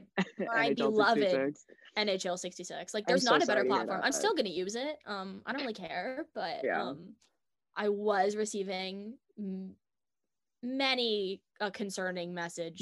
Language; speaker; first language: English; native; English